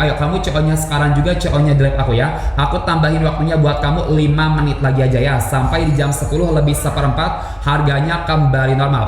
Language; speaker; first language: Indonesian; native; Indonesian